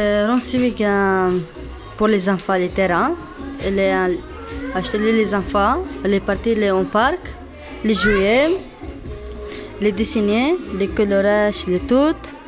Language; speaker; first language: French; non-native, learner; Romany